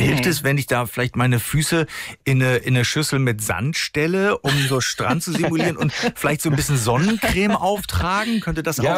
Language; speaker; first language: German; native; German